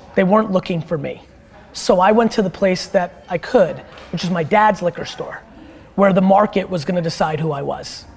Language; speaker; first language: English; early bilingual, other home language; Russian